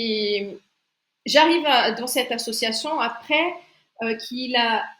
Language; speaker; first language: French; non-native, fluent; Portuguese